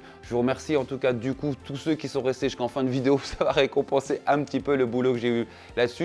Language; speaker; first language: French; native; French